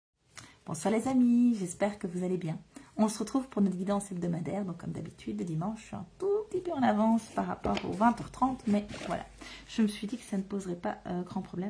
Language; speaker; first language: French; native; French